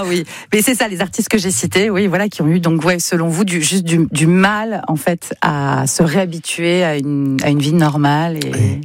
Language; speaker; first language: French; native; French